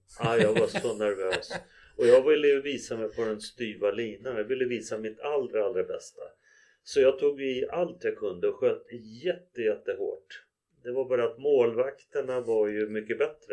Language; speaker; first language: Swedish; native; Swedish